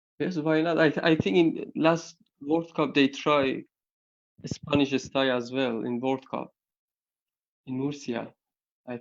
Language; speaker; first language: English; non-native, learner; Persian